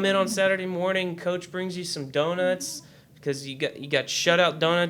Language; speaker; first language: English; native; English